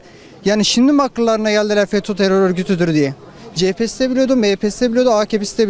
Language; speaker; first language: Turkish; native; Turkish